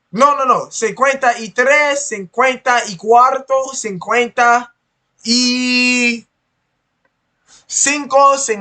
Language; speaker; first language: Spanish; non-native, learner; English